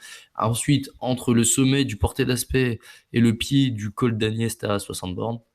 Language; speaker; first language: French; native; French